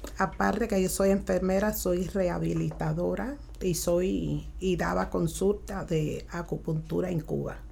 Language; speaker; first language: Spanish; early bilingual, other home language; Haitian Creole